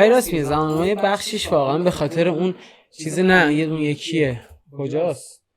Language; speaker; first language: Persian; native; Persian